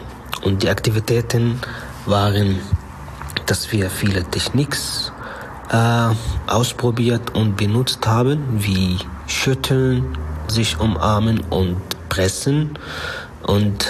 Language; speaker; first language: German; non-native, learner; Arabic